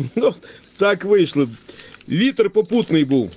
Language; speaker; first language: Ukrainian; native; Ukrainian